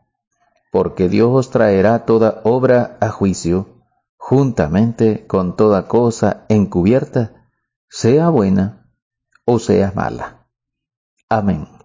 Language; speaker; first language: Spanish; native; Spanish